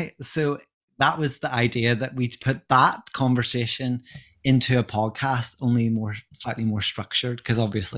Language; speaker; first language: English; native; English